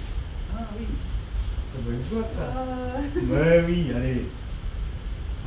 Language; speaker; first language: French; native; French